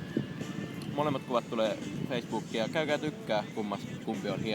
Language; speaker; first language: Finnish; native; Finnish